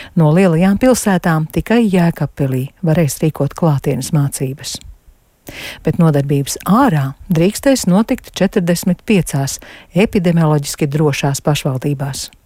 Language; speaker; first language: Latvian; native; Latvian